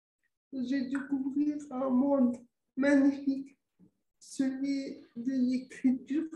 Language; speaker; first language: French; non-native, local second language; Arabic